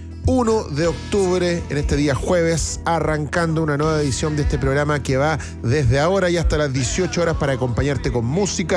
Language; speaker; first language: Spanish; native; Spanish